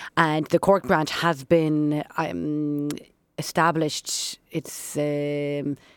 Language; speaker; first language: English; native; English